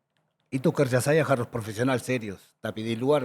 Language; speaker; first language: Indonesian; non-native, fluent; Spanish